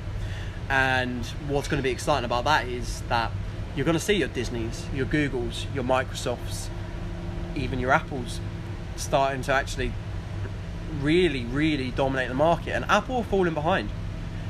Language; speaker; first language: English; native; English